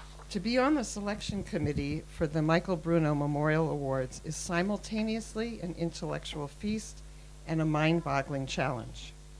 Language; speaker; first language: English; native; English